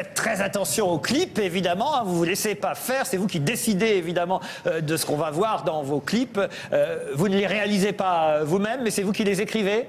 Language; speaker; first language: French; native; French